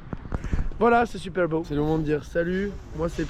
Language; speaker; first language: French; native; French